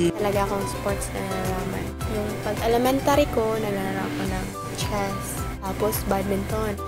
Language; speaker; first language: Filipino; non-native, local second language; Cebuano